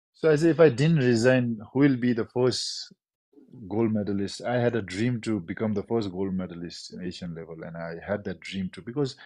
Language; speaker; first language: English; non-native, local second language; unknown